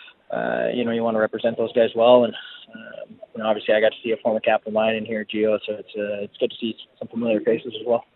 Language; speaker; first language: English; native; English